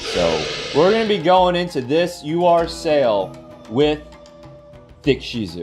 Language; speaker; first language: English; native; English